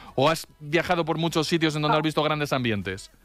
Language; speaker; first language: Spanish; native; Spanish